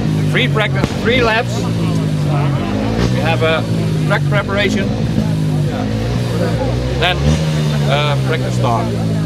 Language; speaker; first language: English; non-native, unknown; Dutch